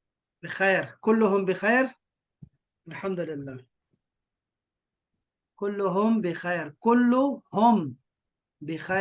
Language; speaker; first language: Arabic; non-native, fluent; Urdu